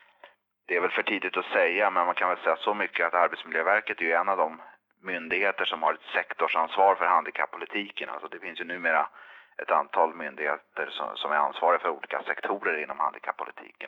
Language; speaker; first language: Swedish; native; Swedish